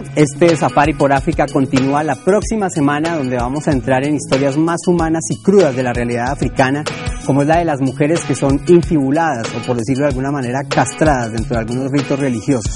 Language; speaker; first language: Spanish; native; Spanish